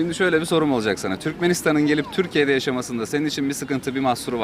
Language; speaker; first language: Turkish; native; Turkish